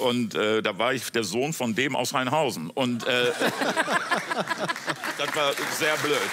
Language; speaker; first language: German; native; German